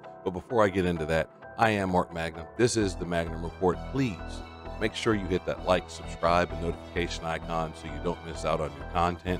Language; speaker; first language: English; native; English